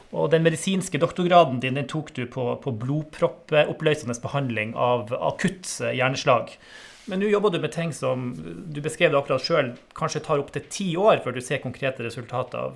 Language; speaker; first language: Norwegian; native; Norwegian